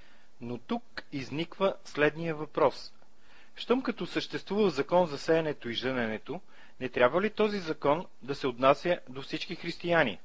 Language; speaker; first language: Bulgarian; native; Bulgarian